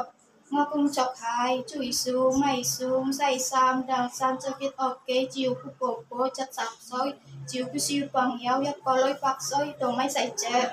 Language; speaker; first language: Cantonese; non-native, learner; Indonesian